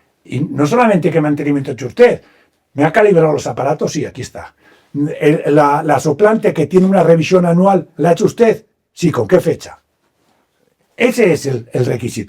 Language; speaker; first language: Spanish; native; Spanish